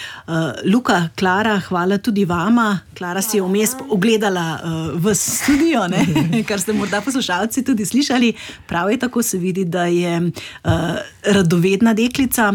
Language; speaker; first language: Slovenian; native; Slovenian